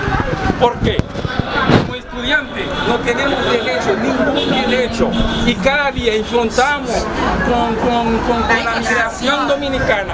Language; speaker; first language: Spanish; non-native, learner; Haitian Creole